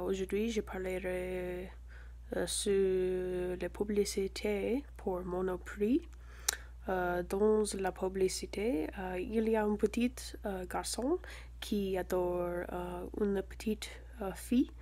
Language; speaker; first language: French; non-native, learner; English